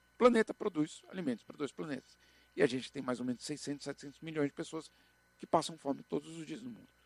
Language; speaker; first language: Portuguese; native; Portuguese